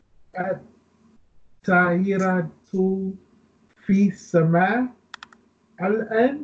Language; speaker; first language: Arabic; non-native, learner; English